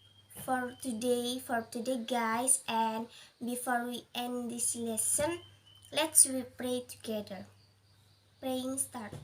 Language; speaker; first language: English; non-native, learner; Indonesian